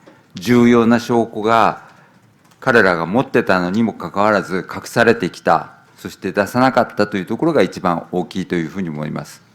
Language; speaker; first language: Japanese; native; Japanese